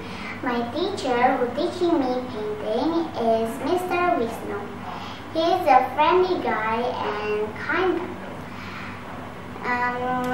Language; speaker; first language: English; non-native, learner; Indonesian